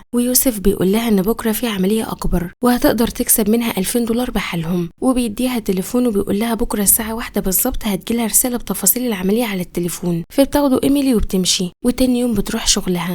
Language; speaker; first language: Arabic; native; Arabic